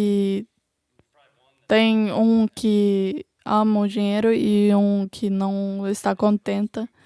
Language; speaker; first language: Portuguese; non-native, learner; English